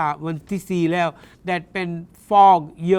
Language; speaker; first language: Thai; non-native, learner; English